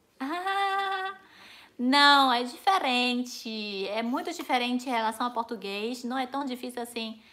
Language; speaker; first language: Portuguese; non-native, fluent; Chinese